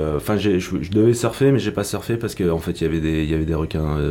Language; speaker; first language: French; native; French